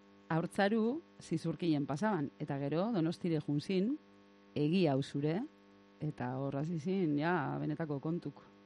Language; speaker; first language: Basque; native; Basque